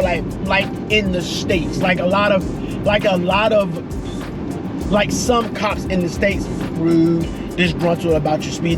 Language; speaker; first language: English; native; English